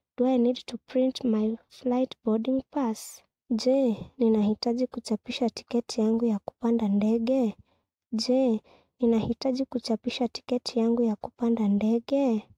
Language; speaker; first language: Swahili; non-native, local second language; Kikuyu